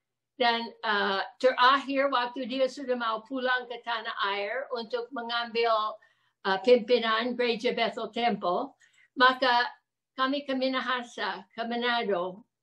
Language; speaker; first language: Indonesian; non-native, fluent; English